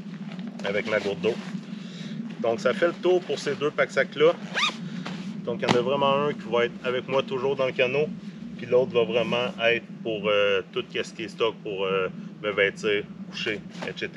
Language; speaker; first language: French; native; French